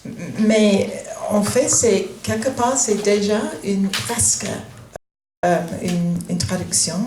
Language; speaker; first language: French; non-native, fluent; English